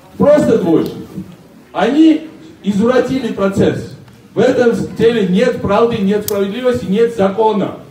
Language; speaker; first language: Russian; non-native, local second language; Georgian